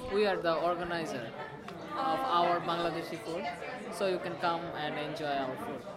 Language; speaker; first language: English; non-native, learner; Bangla